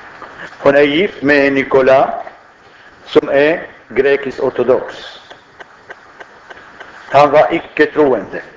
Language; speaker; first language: Swedish; non-native, fluent; Arabic